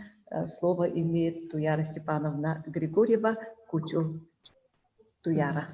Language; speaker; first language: Russian; native; Russian